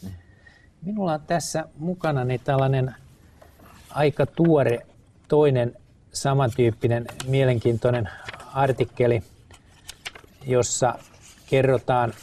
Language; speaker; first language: Finnish; native; Finnish